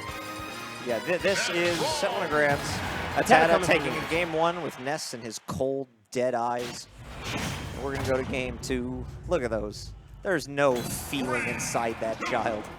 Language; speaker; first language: English; native; English